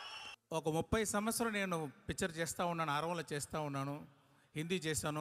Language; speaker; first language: Telugu; non-native, local second language; Tamil